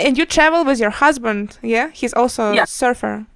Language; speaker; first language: English; non-native, learner; Ukrainian